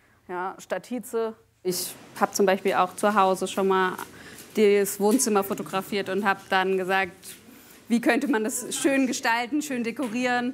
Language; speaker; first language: German; native; German